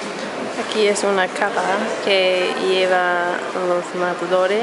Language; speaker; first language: Spanish; non-native, learner; English